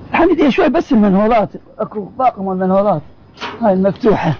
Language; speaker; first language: Arabic; native; Arabic